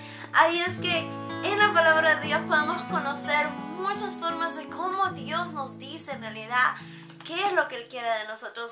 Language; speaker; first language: Spanish; early bilingual, heritage; Spanish